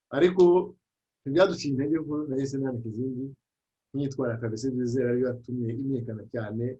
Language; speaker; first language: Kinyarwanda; early bilingual, heritage; Kinyarwanda